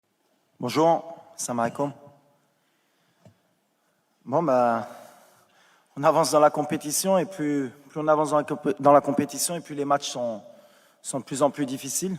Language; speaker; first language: French; early bilingual, heritage; French